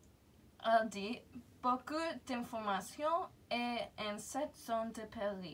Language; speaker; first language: French; non-native, learner; English